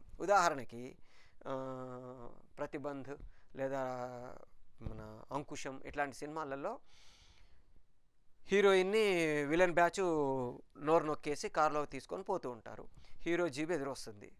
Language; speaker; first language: Telugu; native; Telugu